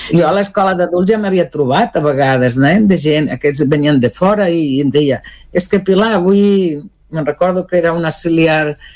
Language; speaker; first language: Catalan; non-native, local second language; Spanish